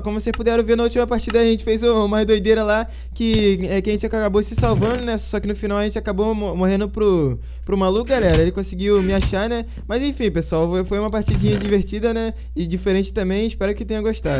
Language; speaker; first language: Portuguese; native; Portuguese